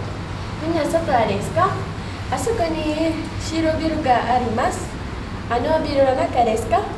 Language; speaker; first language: Japanese; non-native, learner; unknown